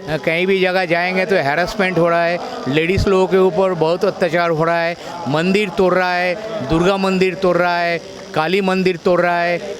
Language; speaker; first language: Hindi; non-native, local second language; Bangla